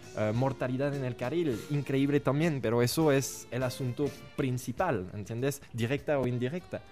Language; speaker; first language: Spanish; non-native, fluent; French